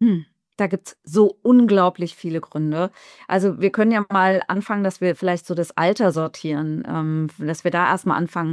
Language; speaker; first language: German; native; German